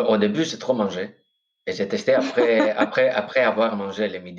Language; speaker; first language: French; non-native, fluent; Greek